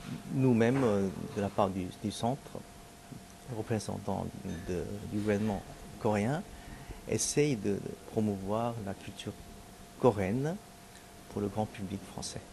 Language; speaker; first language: French; non-native, fluent; Korean